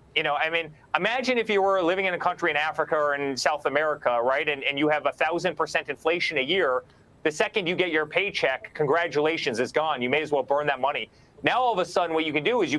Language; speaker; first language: English; native; English